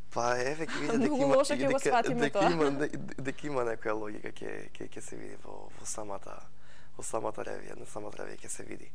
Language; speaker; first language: Macedonian; native; Macedonian